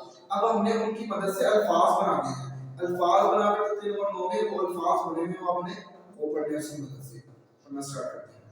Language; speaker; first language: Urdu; non-native, local second language; Punjabi